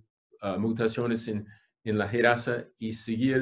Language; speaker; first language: Spanish; non-native, fluent; English